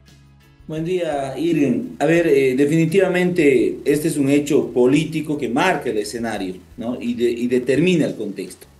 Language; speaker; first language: Spanish; native; Spanish